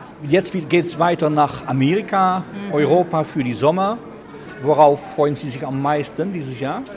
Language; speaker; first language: German; non-native, fluent; Dutch